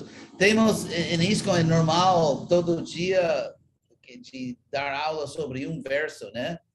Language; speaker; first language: Portuguese; non-native, fluent; English